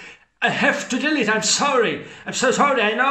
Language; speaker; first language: English; non-native, fluent; Hungarian